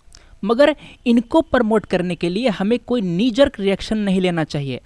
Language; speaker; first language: Hindi; native; Hindi